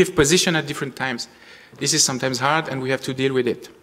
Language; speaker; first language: English; non-native, fluent; French